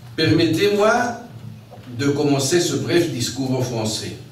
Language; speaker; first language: Spanish; native; Spanish